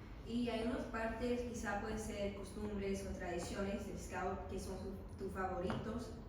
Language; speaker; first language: Spanish; non-native, learner; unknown